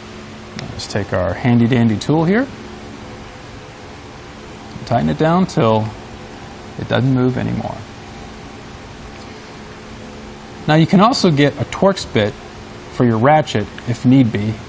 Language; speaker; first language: English; native; English